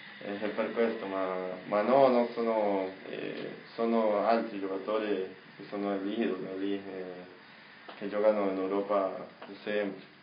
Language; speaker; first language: Italian; non-native, learner; Spanish